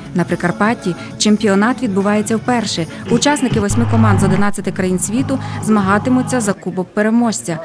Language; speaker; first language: Ukrainian; native; Ukrainian